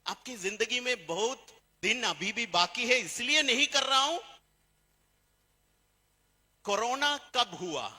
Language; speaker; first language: Hindi; non-native, fluent; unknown